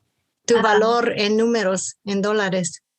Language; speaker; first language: Spanish; early bilingual, heritage; Spanish